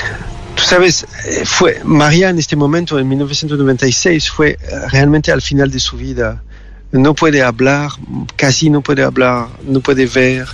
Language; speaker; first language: Spanish; non-native, learner; French